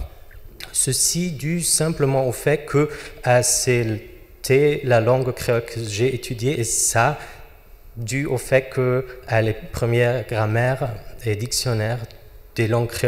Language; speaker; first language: French; non-native, fluent; German